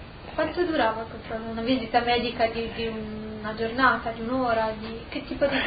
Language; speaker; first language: Italian; native; Italian